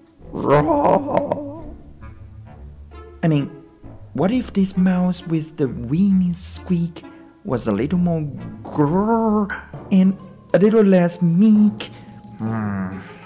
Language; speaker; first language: English; non-native, fluent; Chinese